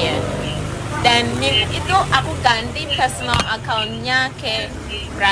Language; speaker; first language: Indonesian; non-native, fluent; Shona